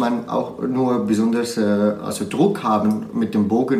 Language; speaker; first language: German; non-native, learner; Arabic